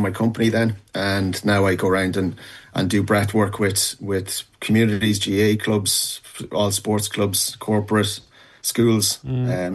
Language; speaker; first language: English; native; English